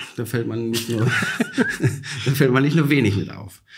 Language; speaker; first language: German; native; German